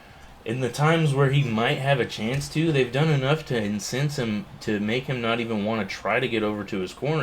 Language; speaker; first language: English; native; English